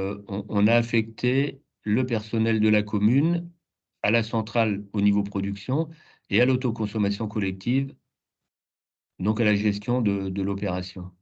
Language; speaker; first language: French; native; French